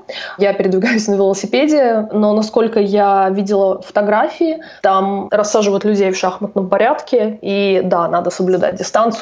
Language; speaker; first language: Russian; native; Russian